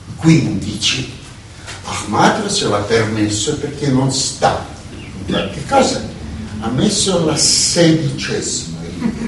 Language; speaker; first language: Italian; non-native, fluent; Russian